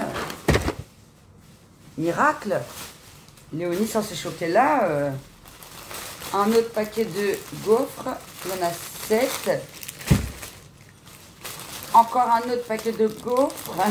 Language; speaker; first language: French; native; French